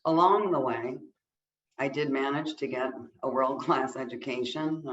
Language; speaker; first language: English; native; English